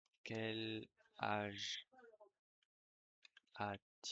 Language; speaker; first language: French; non-native, fluent; Spanish